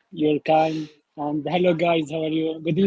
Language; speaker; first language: English; non-native, learner; Arabic